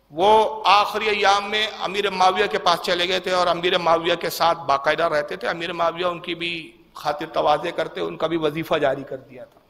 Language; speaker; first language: Urdu; native; Urdu